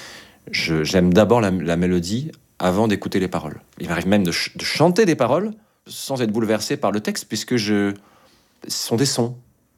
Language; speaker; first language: French; native; French